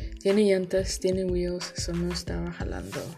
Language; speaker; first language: Spanish; early bilingual, heritage; Spanish